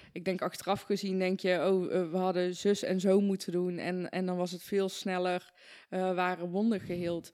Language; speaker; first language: Dutch; early bilingual, other home language; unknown